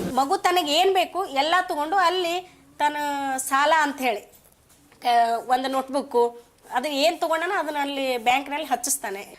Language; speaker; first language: Kannada; native; Kannada